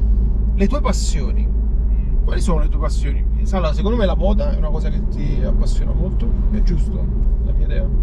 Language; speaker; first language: Italian; native; Italian